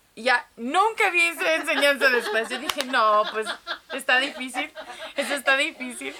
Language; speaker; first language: Spanish; early bilingual, heritage; Spanish